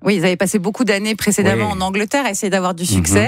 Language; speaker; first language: French; native; French